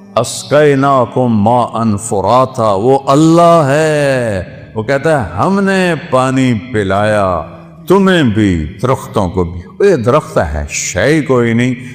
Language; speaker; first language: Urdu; non-native, local second language; Saraiki